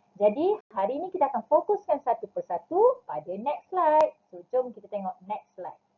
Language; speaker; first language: Malay; native; Malay